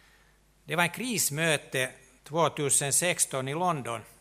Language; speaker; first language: Swedish; non-native, local second language; Finnish